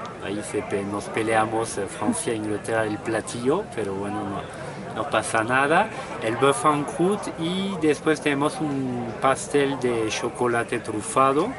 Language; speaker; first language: Spanish; non-native, fluent; French